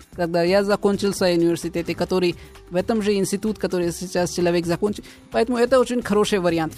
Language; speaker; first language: Russian; non-native, learner; Hindi